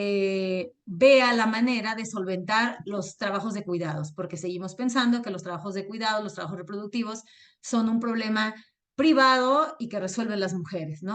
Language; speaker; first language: Spanish; native; Spanish